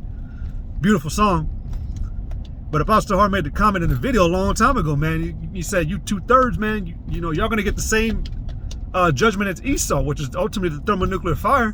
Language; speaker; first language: English; native; English